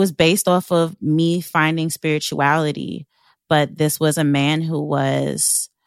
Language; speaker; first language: English; native; English